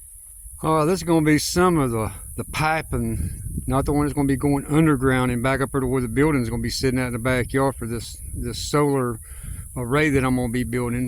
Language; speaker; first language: English; native; English